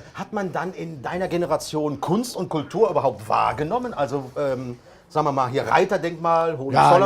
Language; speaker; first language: German; native; German